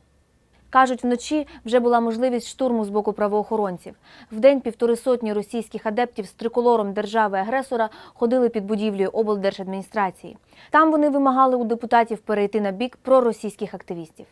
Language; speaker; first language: Ukrainian; native; Ukrainian